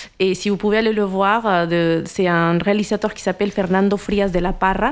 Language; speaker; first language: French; non-native, fluent; Spanish